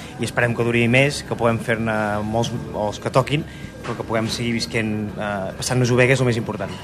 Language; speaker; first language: Catalan; native; Catalan